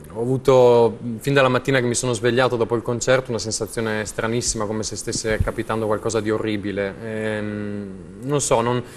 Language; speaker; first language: Italian; native; Italian